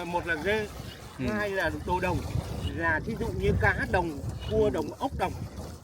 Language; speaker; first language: Vietnamese; native; Vietnamese